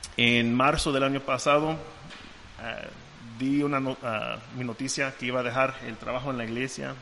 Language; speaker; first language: Spanish; non-native, fluent; English